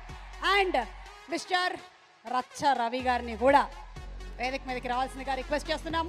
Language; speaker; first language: Telugu; native; Telugu